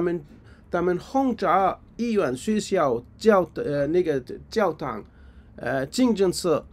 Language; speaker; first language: Chinese; non-native, fluent; Arabic